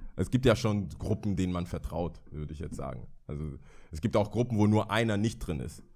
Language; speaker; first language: German; early bilingual, other home language; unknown